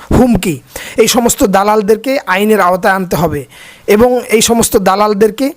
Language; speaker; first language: Bangla; native; Bangla